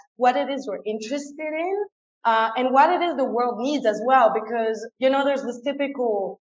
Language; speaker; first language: English; non-native, fluent; French